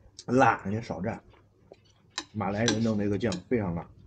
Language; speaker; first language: Chinese; native; Chinese